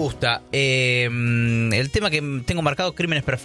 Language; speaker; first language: Spanish; native; Spanish